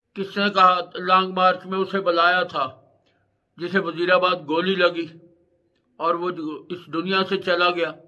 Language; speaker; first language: Urdu; non-native, local second language; Punjabi